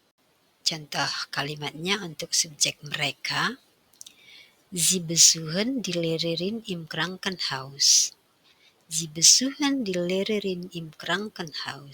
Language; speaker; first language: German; non-native, fluent; Indonesian